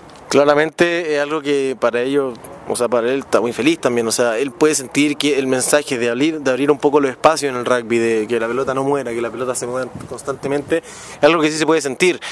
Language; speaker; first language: Spanish; native; Spanish